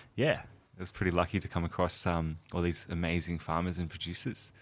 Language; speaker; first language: English; native; English